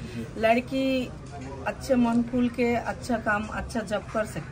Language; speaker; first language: Hindi; non-native, learner; Bangla